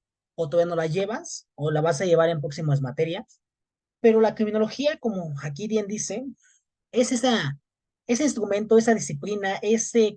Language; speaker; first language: Spanish; native; Spanish